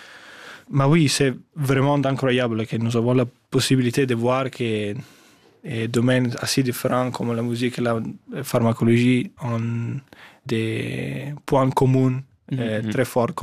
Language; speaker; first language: French; non-native, learner; Italian